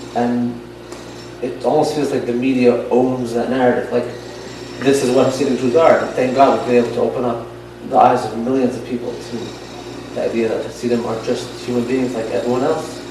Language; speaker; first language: English; non-native, fluent; Yiddish